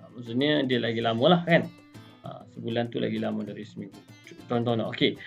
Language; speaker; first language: Malay; native; Malay